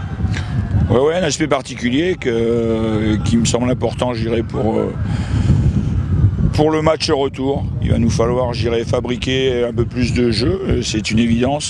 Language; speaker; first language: French; native; French